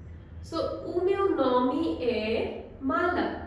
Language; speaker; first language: Portuguese; non-native, fluent; Hindi